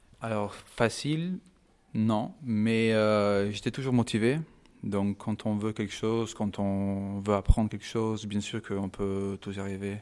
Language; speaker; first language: French; non-native, fluent; Albanian